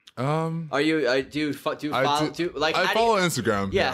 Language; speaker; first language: English; native; English